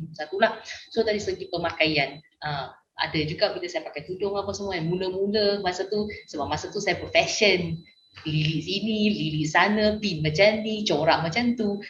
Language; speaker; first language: Malay; non-native, local second language; Min Nan Chinese